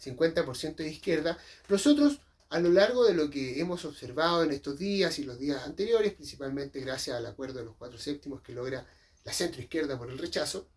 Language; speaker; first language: Spanish; native; Spanish